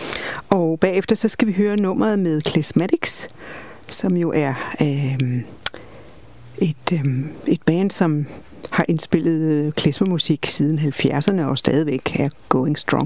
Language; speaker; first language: Danish; native; Danish